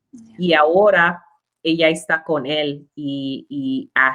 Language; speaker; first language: Spanish; non-native, learner; English